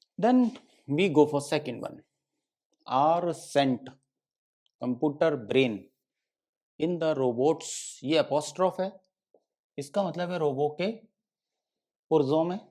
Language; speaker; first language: Hindi; native; Hindi